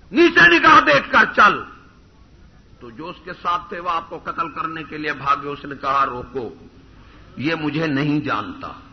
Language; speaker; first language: Urdu; non-native, local second language; Punjabi